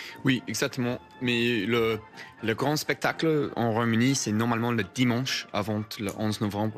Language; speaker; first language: French; non-native, fluent; English